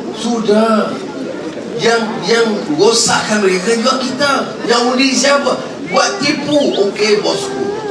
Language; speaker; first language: Malay; native; Malay